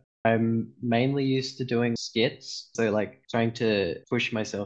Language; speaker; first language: English; native; English